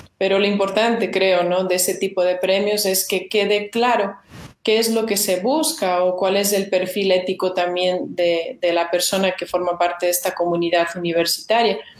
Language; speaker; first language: Spanish; non-native, fluent; Portuguese